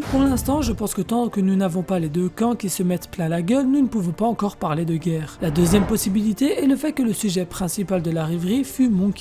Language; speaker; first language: French; native; French